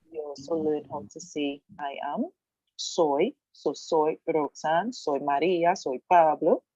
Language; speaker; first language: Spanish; non-native, fluent; English